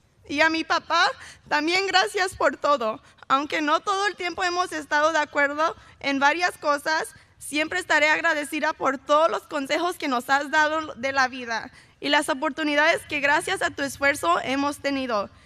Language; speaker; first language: Spanish; early bilingual, heritage; Spanish